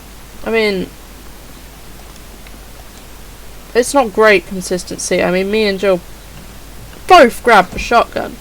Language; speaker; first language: English; native; English